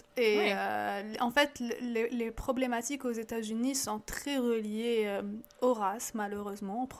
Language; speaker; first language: French; non-native, local second language; Arabic